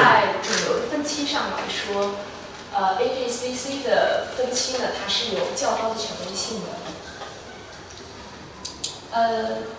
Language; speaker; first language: Chinese; native; Chinese